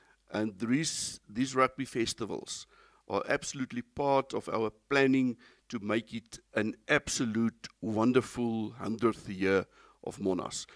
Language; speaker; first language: English; non-native, local second language; Afrikaans